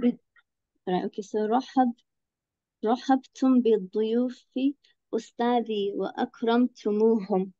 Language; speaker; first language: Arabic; non-native, learner; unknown